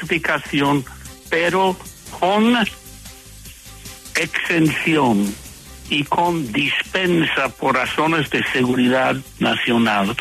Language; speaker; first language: Spanish; non-native, fluent; English